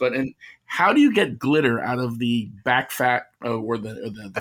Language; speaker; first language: English; native; English